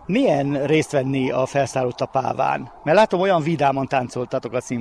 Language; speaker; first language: Hungarian; native; Hungarian